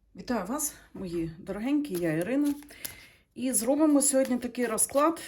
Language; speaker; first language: Ukrainian; non-native, local second language; Russian